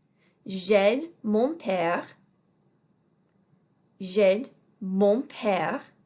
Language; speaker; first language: French; non-native, fluent; English